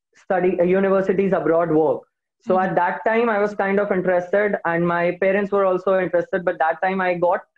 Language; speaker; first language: English; non-native, local second language; Hindi